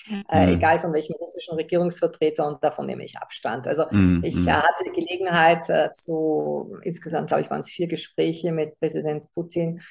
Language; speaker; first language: German; native; German